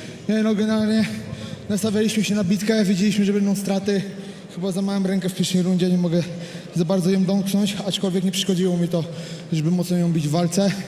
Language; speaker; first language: Polish; native; Polish